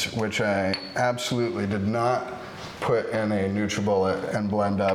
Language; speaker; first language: English; native; English